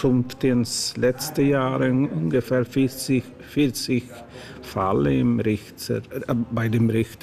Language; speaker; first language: German; non-native, fluent; Swedish